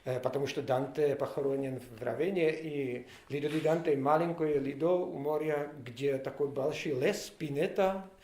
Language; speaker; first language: Russian; non-native, learner; Czech